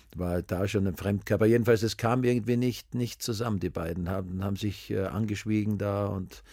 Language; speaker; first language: German; native; German